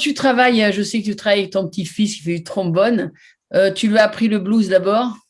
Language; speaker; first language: French; native; French